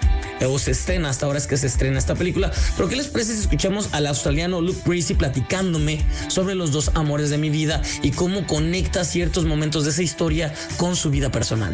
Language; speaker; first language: Spanish; native; Spanish